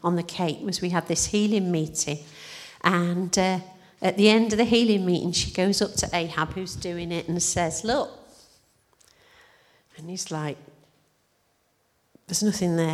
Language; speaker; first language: English; native; English